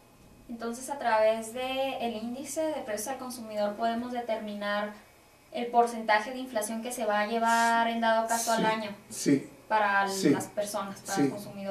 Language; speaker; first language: Spanish; native; Spanish